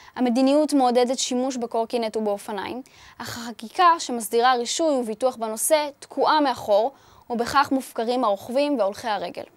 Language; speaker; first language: Hebrew; native; Hebrew